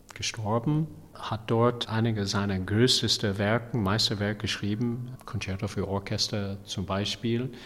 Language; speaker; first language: German; non-native, fluent; English